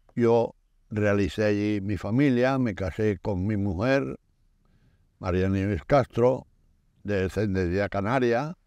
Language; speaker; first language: Spanish; native; Spanish